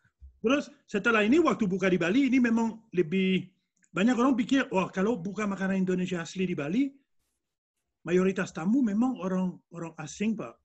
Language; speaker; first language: Indonesian; non-native, fluent; French